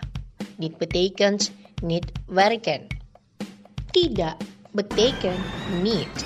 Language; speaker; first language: Dutch; non-native, learner; Indonesian